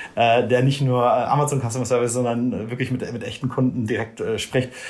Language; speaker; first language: German; native; German